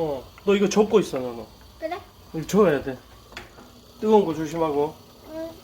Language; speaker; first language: Korean; native; Korean